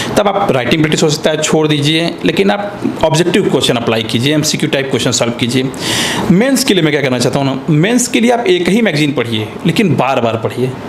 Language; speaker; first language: Hindi; native; Hindi